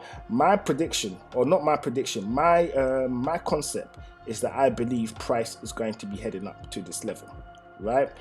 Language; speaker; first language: English; native; English